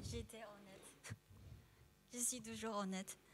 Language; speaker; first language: French; non-native, fluent; Chinese